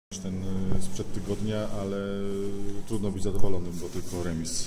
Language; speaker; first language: Polish; native; Polish